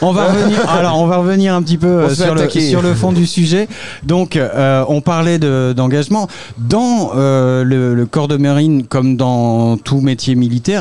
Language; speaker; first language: French; native; French